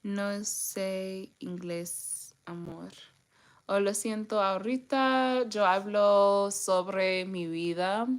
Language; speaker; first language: Spanish; non-native, learner; English